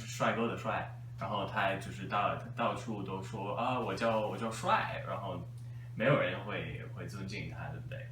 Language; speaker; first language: Chinese; native; Chinese